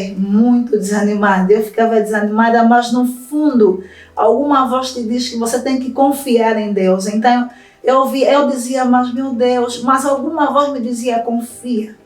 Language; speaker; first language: Portuguese; native; Portuguese